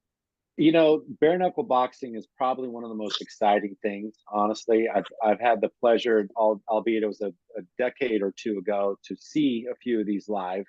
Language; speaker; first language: English; native; English